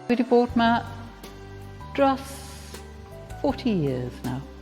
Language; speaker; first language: Welsh; non-native, local second language; English